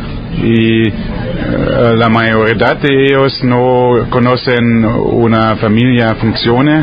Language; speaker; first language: Spanish; non-native, learner; German